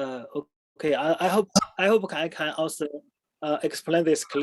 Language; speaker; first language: English; non-native, fluent; Chinese